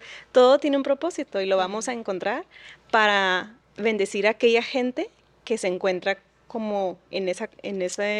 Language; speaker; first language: Spanish; native; Spanish